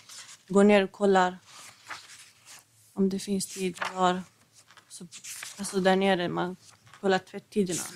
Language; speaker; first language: Swedish; non-native, fluent; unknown